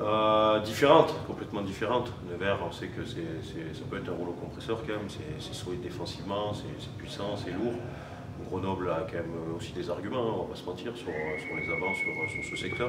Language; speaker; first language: French; native; French